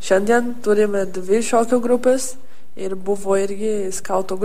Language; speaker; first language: Lithuanian; early bilingual, heritage; Lithuanian